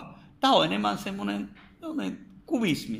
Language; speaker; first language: Finnish; non-native, fluent; Spanish